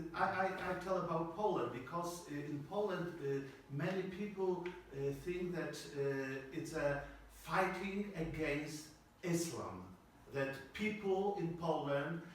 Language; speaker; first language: English; non-native, learner; Polish